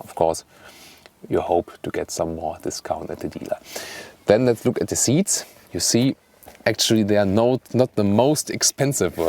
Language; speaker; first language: English; non-native, fluent; German